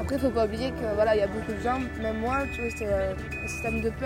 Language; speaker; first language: French; native; French